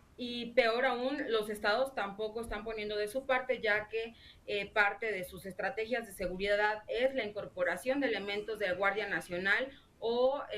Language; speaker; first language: Spanish; native; Spanish